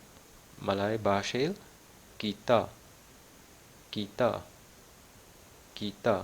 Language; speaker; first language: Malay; non-native, fluent; Malayalam